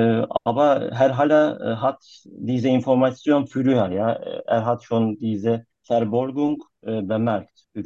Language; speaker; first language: German; non-native, learner; Turkish